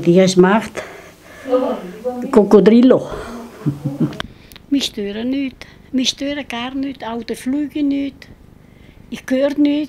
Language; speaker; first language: German; non-native, learner; Italian